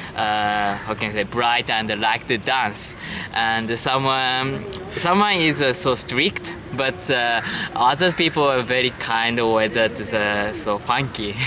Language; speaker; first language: English; non-native, learner; Japanese